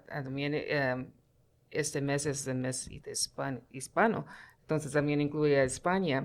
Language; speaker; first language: Spanish; early bilingual, heritage; Spanish